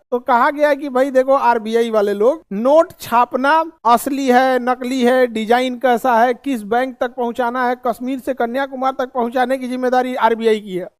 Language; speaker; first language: Hindi; native; Hindi